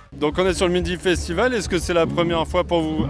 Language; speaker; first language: French; native; French